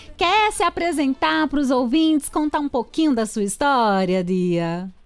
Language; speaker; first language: Portuguese; native; Portuguese